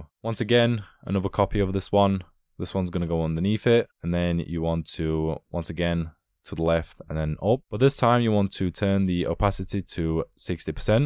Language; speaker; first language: English; native; English